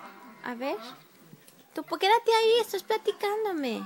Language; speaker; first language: Spanish; native; Spanish